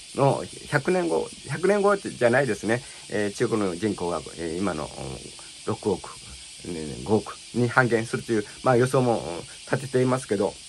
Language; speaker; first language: Japanese; non-native, fluent; Chinese